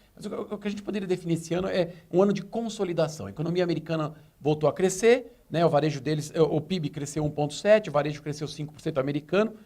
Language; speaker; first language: Portuguese; native; Portuguese